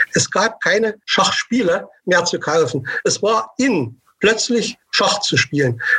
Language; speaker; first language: German; native; German